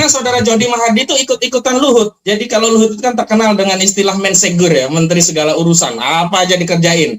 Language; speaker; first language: Indonesian; native; Indonesian